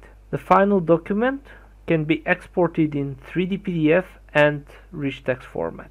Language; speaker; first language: English; non-native, fluent; Romanian